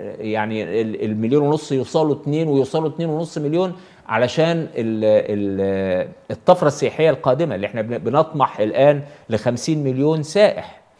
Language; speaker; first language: Arabic; native; Arabic